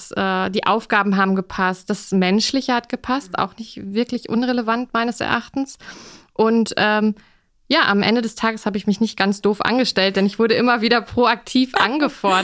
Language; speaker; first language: German; native; German